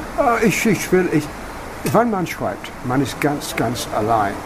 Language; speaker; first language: German; non-native, learner; English